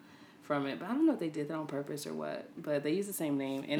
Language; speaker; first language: English; native; English